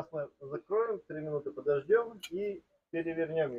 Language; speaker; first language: Russian; native; Russian